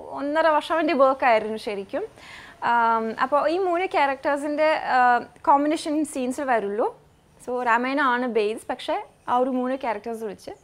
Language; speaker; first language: Malayalam; non-native, fluent; French